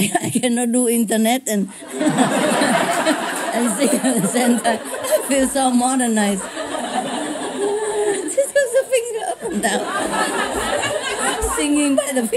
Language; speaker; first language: English; non-native, fluent; Vietnamese